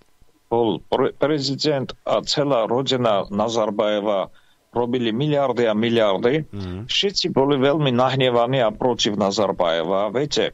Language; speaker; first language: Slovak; non-native, fluent; Armenian